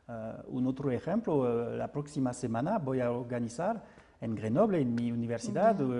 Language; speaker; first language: Spanish; non-native, fluent; French